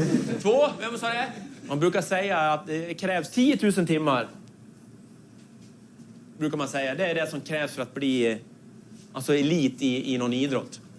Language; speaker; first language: Swedish; native; Swedish